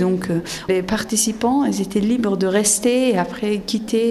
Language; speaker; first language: French; non-native, learner; Persian